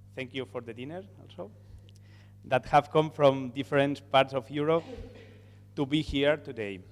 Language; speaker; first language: English; non-native, fluent; Catalan